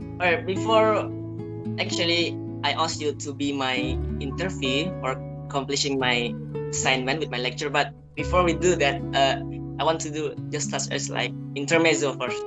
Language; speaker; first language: English; non-native, fluent; Indonesian